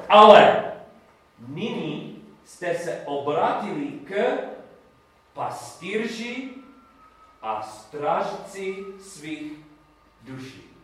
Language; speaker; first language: Czech; non-native, learner; English